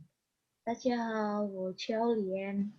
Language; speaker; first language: Chinese; non-native, learner; Indonesian